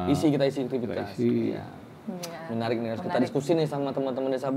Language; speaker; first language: Indonesian; native; Indonesian